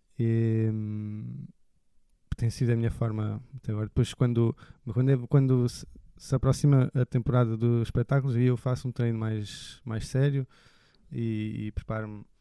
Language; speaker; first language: Portuguese; early bilingual, other home language; French